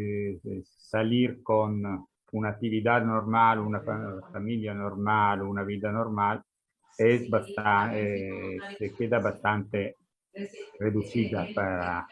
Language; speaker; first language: Spanish; non-native, fluent; Italian